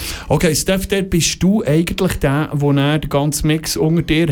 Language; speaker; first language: German; native; German